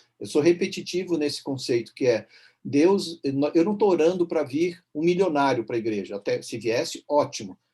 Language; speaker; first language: Portuguese; native; Portuguese